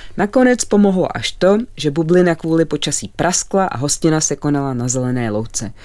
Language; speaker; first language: Czech; native; Czech